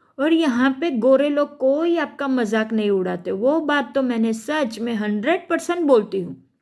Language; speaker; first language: Hindi; non-native, local second language; Gujarati